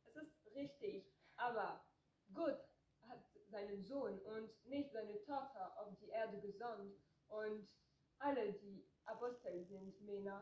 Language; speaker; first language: German; non-native, learner; French